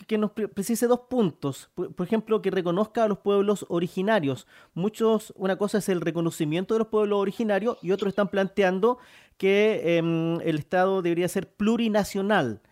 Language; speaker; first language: Spanish; native; Spanish